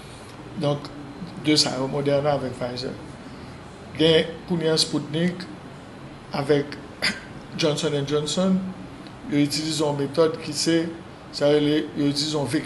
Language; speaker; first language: French; non-native, local second language; Haitian Creole